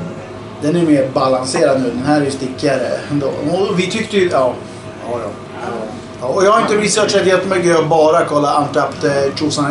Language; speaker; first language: Swedish; native; Swedish